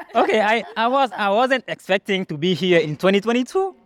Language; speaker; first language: English; non-native, learner; French